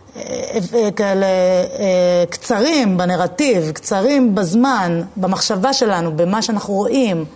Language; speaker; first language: Hebrew; native; Hebrew